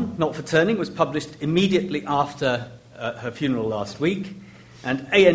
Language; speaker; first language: English; native; English